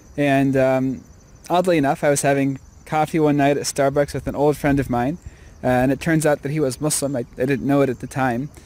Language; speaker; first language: English; native; English